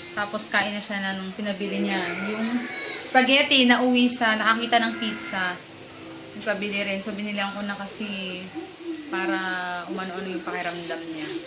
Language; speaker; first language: Filipino; native; Filipino